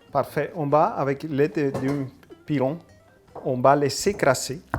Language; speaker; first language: French; non-native, fluent; Spanish